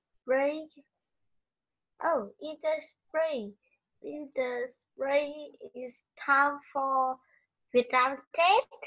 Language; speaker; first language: English; non-native, learner; Vietnamese